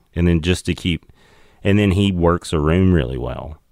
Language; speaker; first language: English; native; English